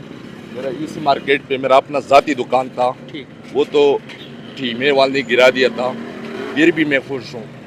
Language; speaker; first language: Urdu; non-native, local second language; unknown